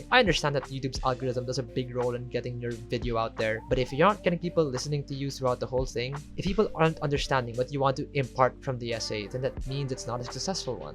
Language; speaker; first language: English; native; English